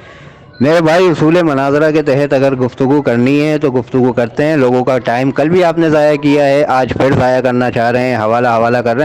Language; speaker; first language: Urdu; native; Urdu